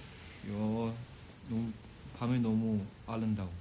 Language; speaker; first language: Korean; non-native, fluent; Chinese